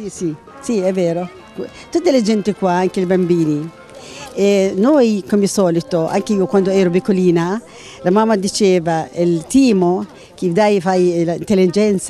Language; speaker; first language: Italian; non-native, learner; Arabic